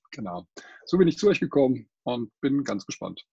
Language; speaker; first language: German; non-native, fluent; English